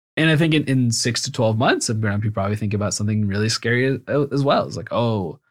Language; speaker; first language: English; early bilingual, other home language; Spanish